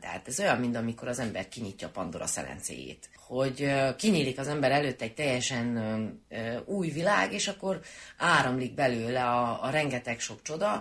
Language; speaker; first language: Hungarian; native; Hungarian